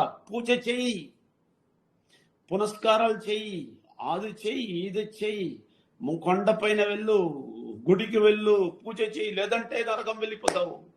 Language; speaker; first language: Telugu; non-native, learner; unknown